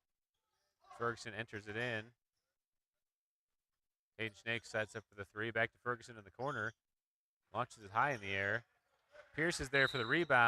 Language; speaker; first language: English; native; English